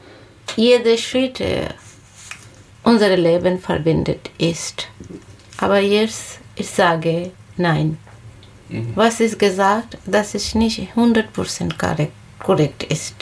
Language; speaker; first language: German; non-native, learner; Bangla